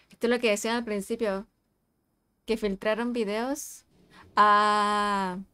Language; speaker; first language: Spanish; native; Spanish